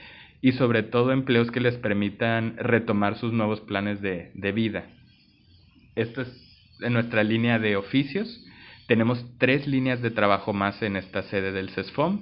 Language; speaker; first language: Spanish; native; Spanish